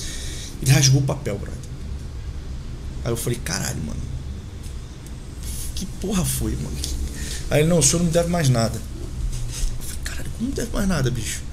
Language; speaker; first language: Portuguese; native; Portuguese